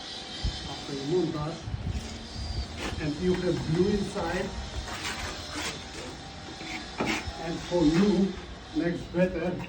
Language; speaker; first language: English; non-native, learner; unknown